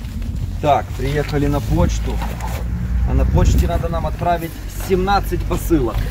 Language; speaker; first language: Russian; native; Russian